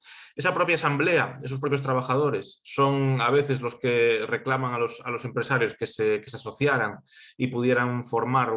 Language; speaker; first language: Spanish; native; Spanish